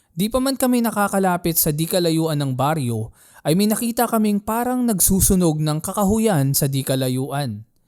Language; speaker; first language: Filipino; native; Filipino